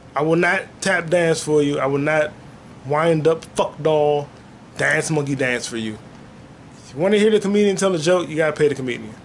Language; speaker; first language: English; native; English